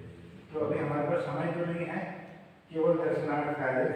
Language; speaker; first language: Hindi; native; Hindi